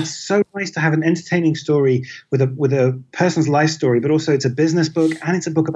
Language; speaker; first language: English; native; English